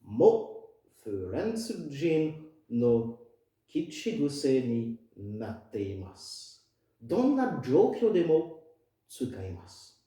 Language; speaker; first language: Japanese; non-native, fluent; French